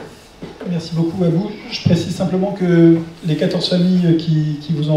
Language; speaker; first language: French; native; French